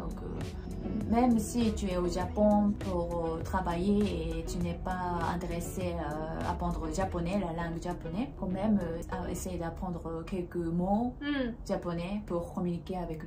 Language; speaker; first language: French; non-native, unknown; Japanese